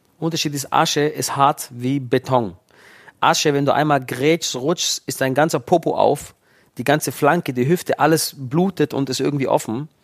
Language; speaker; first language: German; early bilingual, other home language; Italian